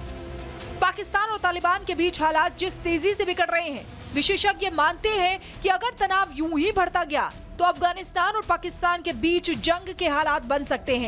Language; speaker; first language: Hindi; native; Hindi